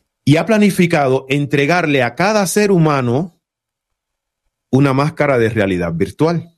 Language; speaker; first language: Spanish; native; Spanish